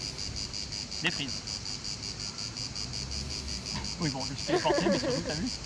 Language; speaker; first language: French; native; French